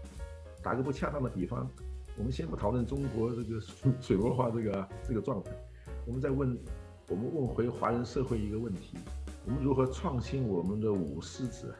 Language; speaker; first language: Chinese; non-native, local second language; Cantonese